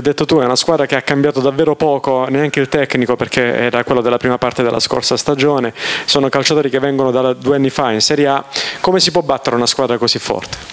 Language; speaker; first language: Italian; native; Italian